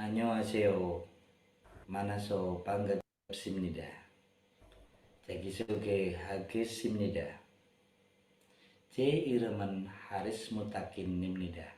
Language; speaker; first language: Korean; non-native, learner; Indonesian